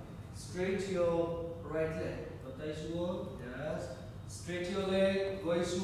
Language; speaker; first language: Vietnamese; non-native, learner; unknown